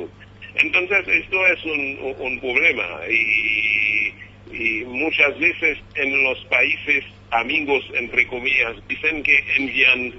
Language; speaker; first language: Spanish; non-native, fluent; Haitian Creole